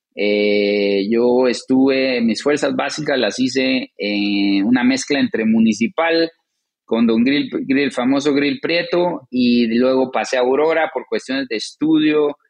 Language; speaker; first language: Spanish; native; Spanish